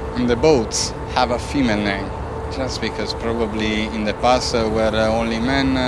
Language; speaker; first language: English; non-native, fluent; Spanish